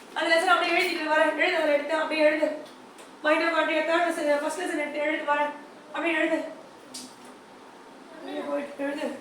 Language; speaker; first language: Tamil; native; Tamil